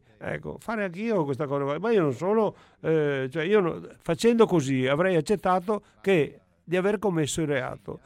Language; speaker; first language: Italian; native; Italian